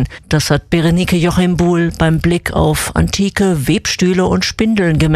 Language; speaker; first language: German; native; German